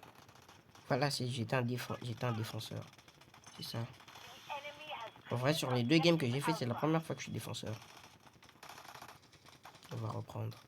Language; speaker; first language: French; native; French